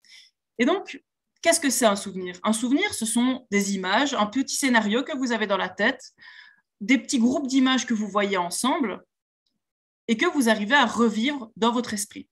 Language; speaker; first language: French; native; French